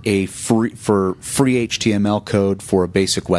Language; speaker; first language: English; native; English